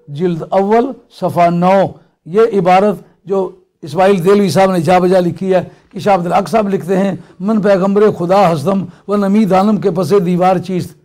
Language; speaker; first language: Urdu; non-native, local second language; Punjabi